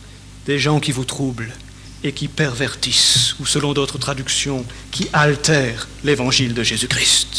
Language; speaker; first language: French; native; French